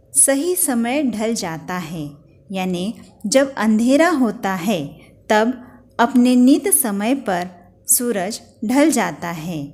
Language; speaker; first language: Hindi; non-native, local second language; Marathi